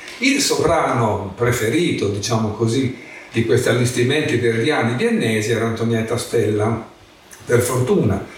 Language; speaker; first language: Italian; native; Italian